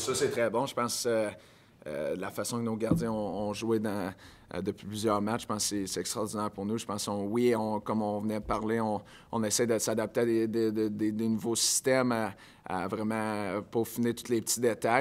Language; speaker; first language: French; native; French